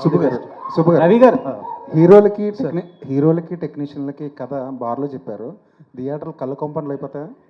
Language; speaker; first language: Telugu; native; Telugu